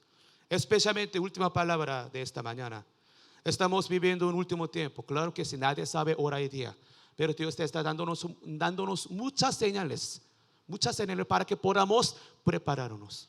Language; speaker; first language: Spanish; non-native, learner; Korean